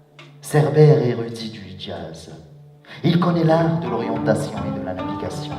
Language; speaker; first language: French; non-native, local second language; Arabic